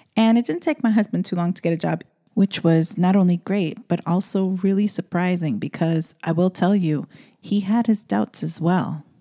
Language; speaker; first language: English; native; English